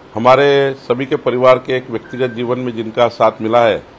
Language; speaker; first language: Hindi; non-native, local second language; Marathi